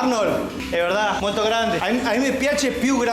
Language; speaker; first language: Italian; non-native, learner; Spanish